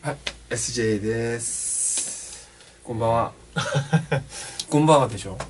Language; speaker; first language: Japanese; non-native, learner; Korean